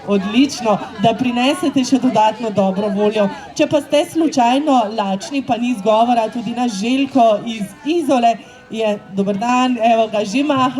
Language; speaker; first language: Slovenian; native; Slovenian